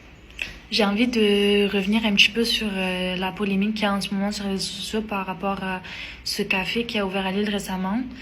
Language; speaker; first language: French; early bilingual, other home language; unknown